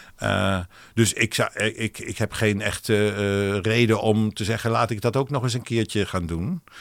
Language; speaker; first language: Dutch; non-native, local second language; Hebrew